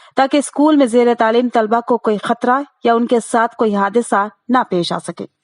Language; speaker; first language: Urdu; native; Urdu